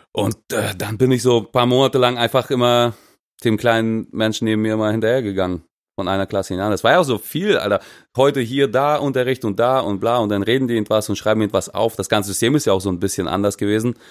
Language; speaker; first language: German; non-native, fluent; Russian